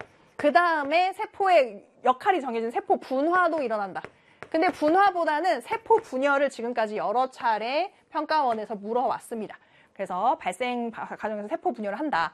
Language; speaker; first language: Korean; native; Korean